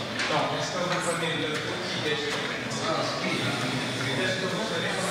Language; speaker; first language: French; non-native, fluent; Indonesian